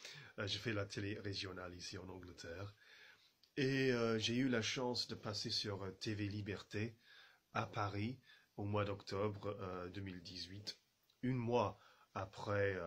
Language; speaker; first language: French; non-native, fluent; English